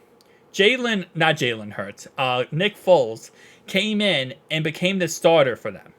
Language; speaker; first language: English; native; English